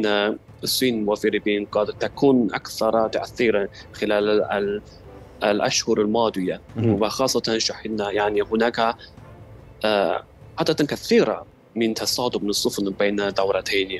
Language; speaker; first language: Arabic; non-native, fluent; Chinese